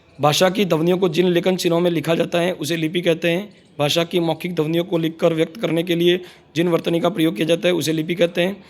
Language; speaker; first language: Hindi; native; Hindi